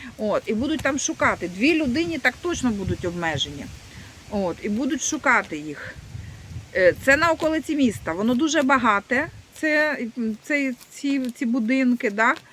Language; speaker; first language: Ukrainian; non-native, local second language; Russian